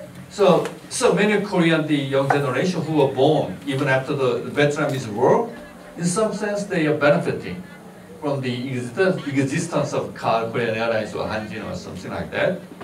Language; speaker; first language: English; non-native, fluent; Korean